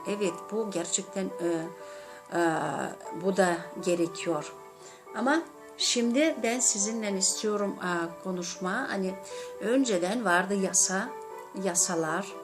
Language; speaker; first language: Turkish; non-native, learner; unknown